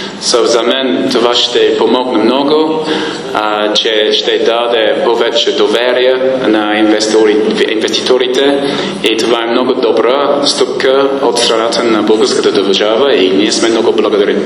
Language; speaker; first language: Bulgarian; non-native, fluent; English